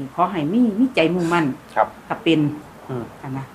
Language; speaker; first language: Thai; native; Thai